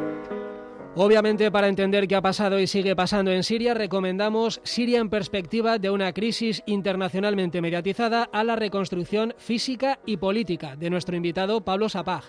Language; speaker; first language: Spanish; native; Spanish